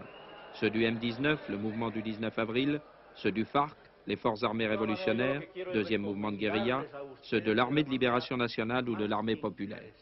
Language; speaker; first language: French; native; French